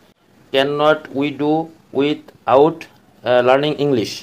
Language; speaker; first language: English; non-native, learner; Bangla